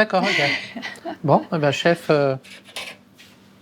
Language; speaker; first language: French; native; French